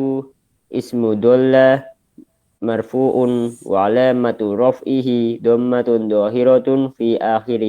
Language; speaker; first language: Arabic; non-native, learner; Indonesian